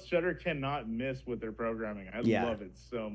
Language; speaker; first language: English; native; English